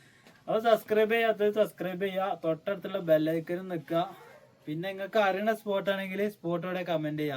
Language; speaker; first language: Malayalam; native; Malayalam